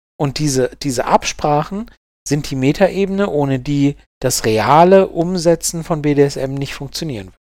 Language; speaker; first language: German; native; German